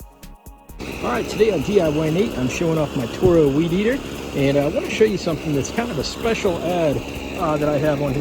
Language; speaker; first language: English; native; English